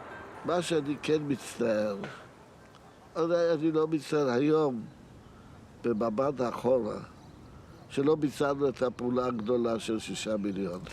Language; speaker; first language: Hebrew; non-native, fluent; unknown